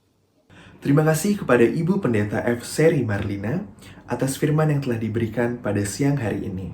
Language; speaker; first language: Indonesian; native; Indonesian